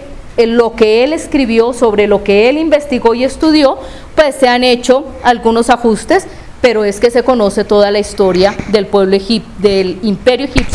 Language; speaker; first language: Spanish; native; Spanish